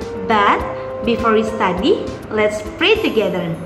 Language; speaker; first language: English; non-native, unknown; Indonesian